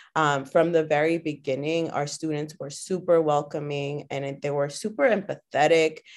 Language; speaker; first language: English; early bilingual, other home language; Spanish